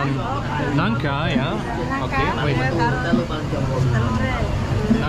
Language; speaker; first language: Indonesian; non-native, learner; German